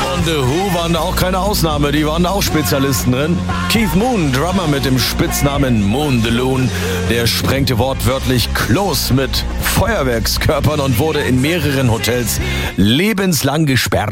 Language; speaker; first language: German; native; German